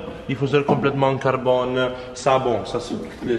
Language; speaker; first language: French; non-native, fluent; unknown